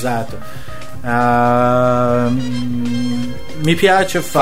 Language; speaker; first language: Italian; non-native, learner; Persian